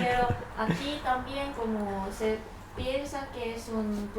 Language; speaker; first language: Spanish; non-native, learner; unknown